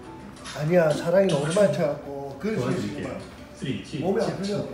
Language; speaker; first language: Korean; native; Korean